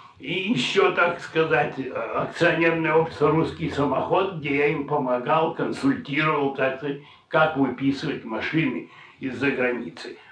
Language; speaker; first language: Russian; native; Russian